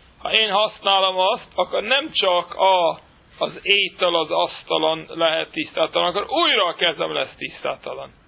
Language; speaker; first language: Hungarian; non-native, fluent; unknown